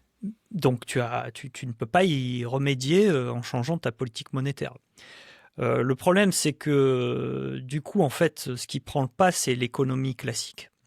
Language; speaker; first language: French; native; French